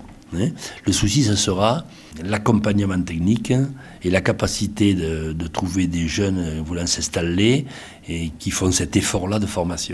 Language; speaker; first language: French; native; French